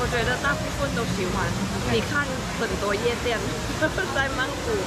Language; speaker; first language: Chinese; non-native, fluent; Thai